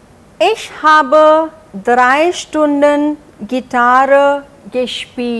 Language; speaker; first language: German; non-native, fluent; Hindi